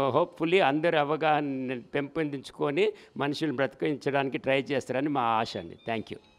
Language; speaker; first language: Telugu; native; Telugu